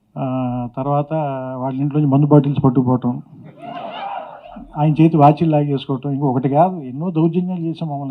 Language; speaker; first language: Telugu; native; Telugu